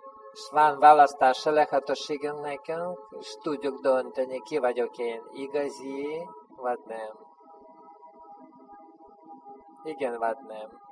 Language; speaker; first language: Hungarian; non-native, fluent; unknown